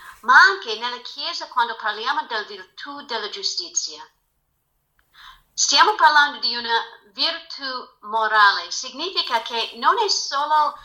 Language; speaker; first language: Italian; non-native, fluent; English